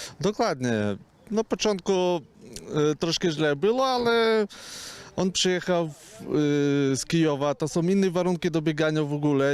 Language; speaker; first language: Polish; non-native, fluent; Ukrainian